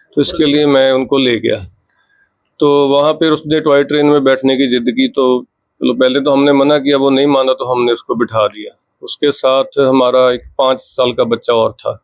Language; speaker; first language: Hindi; native; Hindi